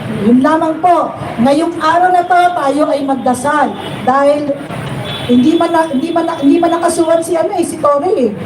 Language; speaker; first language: Filipino; native; Filipino